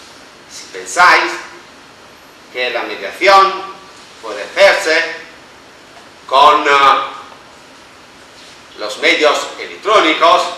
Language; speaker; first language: Spanish; non-native, fluent; Italian